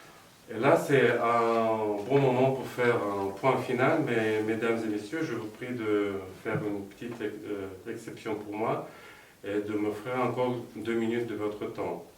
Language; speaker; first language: French; non-native, fluent; Russian